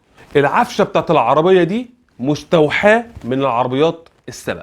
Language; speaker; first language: Arabic; native; Arabic